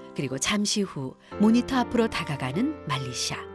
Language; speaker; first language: Korean; native; Korean